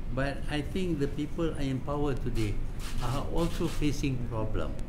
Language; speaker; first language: English; non-native, local second language; Malay